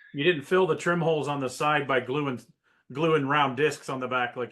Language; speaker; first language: English; native; English